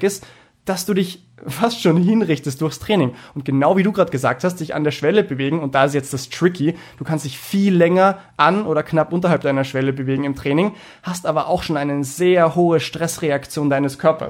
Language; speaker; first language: German; native; German